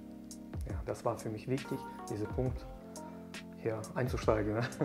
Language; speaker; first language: German; non-native, learner; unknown